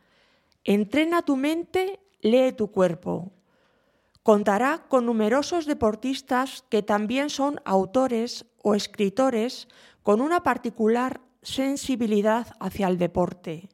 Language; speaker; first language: Spanish; native; Spanish